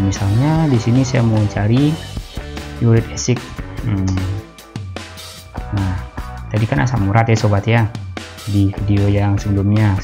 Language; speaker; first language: Indonesian; native; Indonesian